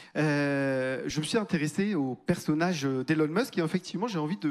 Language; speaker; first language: French; native; French